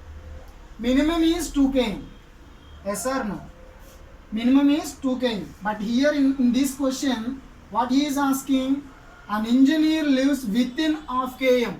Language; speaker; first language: English; non-native, local second language; Telugu